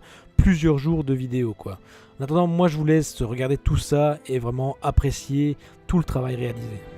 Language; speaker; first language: French; native; French